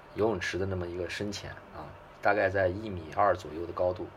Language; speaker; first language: Chinese; native; Chinese